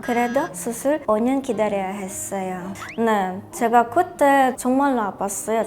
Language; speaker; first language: Korean; non-native, learner; Polish